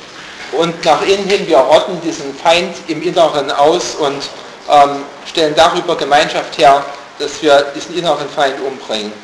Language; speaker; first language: German; native; German